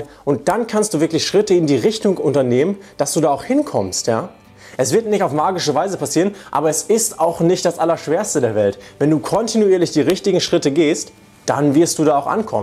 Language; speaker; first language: German; native; German